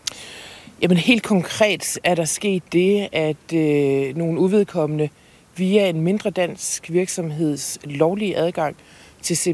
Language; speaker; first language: Danish; native; Danish